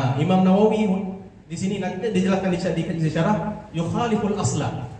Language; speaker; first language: Indonesian; non-native, local second language; Achinese